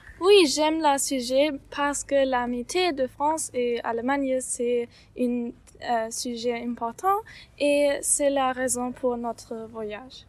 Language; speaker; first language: French; non-native, learner; German